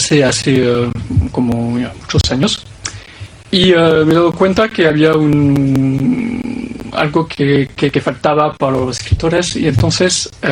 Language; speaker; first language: Spanish; non-native, fluent; French